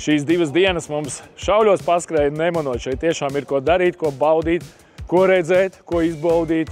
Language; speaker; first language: Latvian; native; Latvian